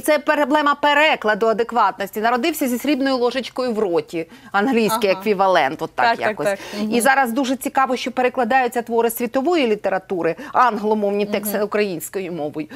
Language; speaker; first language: Ukrainian; native; Ukrainian